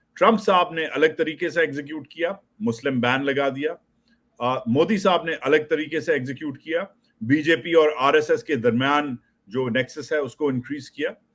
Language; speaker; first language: Urdu; native; Urdu